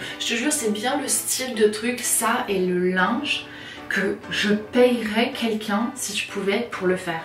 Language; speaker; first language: French; native; French